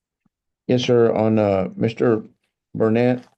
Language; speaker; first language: English; native; English